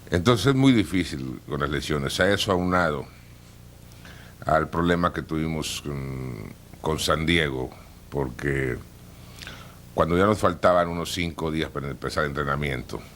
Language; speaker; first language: Spanish; native; Spanish